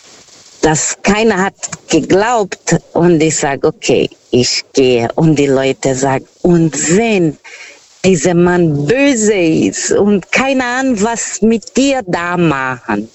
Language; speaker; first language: German; non-native, fluent; Portuguese